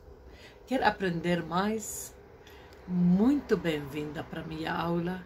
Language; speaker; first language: Portuguese; non-native, learner; Arabic